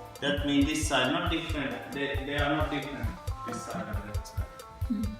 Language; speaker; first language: English; non-native, learner; Finnish